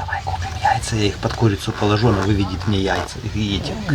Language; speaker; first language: Russian; native; Russian